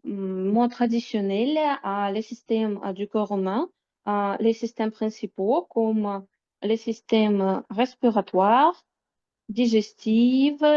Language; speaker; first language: French; non-native, fluent; Russian